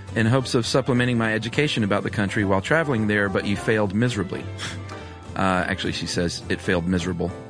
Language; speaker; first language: English; native; English